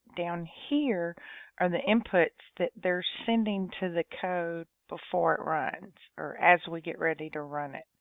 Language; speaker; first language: English; native; English